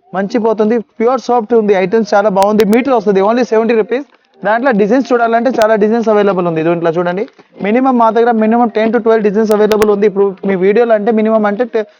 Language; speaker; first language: Telugu; non-native, local second language; Urdu